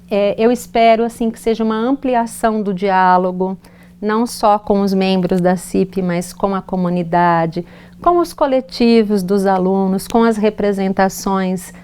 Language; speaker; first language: Portuguese; native; Portuguese